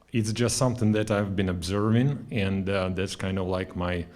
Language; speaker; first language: English; non-native, fluent; Russian